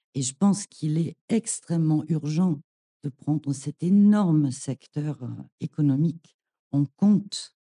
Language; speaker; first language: French; non-native, fluent; German